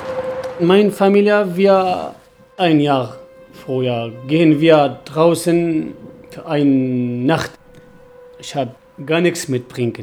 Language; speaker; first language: German; non-native, learner; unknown